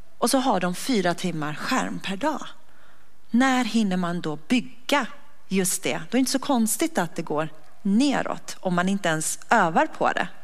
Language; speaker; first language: Swedish; early bilingual, other home language; Persian